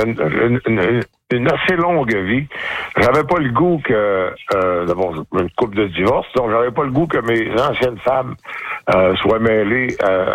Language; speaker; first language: French; native; French